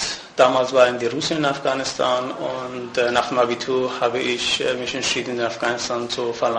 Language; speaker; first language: German; non-native, fluent; Persian